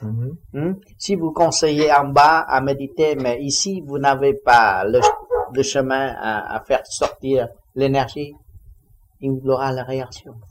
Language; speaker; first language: French; non-native, learner; Vietnamese